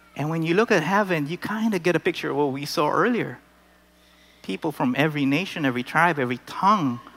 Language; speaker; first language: English; non-native, local second language; Filipino